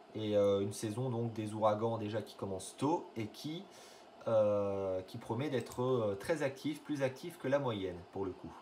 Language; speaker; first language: French; native; French